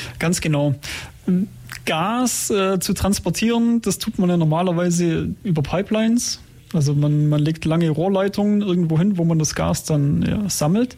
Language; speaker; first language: German; native; German